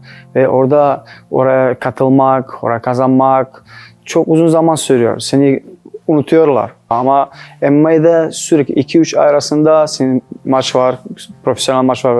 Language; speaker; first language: Turkish; non-native, learner; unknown